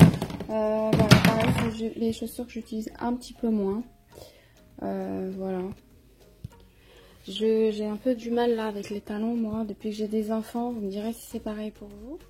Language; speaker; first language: French; native; French